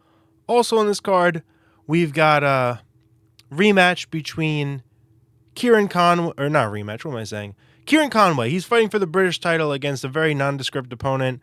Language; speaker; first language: English; native; English